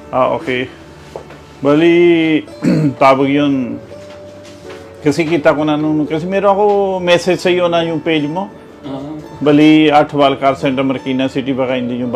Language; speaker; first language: Filipino; non-native, learner; Punjabi